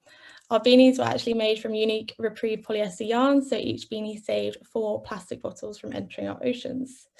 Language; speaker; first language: English; native; English